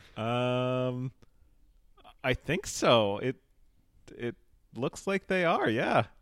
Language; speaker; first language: English; native; English